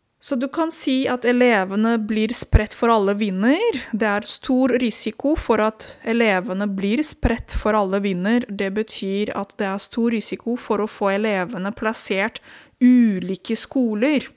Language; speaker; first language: Norwegian; non-native, fluent; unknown